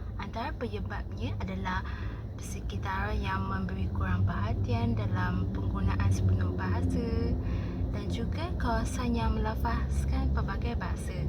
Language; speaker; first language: Malay; native; Malay